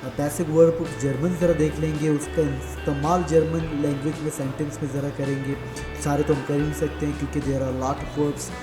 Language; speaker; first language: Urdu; native; Urdu